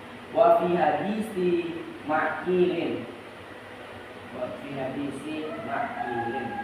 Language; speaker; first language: Arabic; non-native, learner; Indonesian